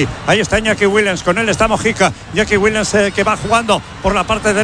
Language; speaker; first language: Spanish; native; Spanish